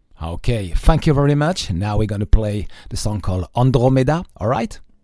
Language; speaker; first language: English; non-native, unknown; French